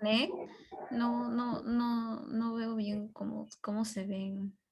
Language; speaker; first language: Spanish; native; Spanish